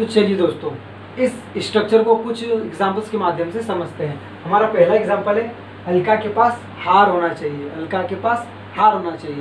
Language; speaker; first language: Hindi; native; Hindi